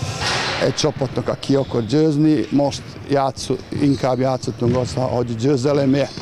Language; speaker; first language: Hungarian; non-native, fluent; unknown